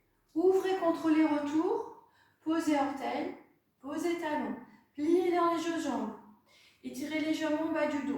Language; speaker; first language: French; native; French